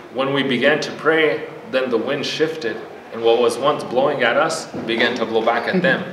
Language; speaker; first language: English; native; English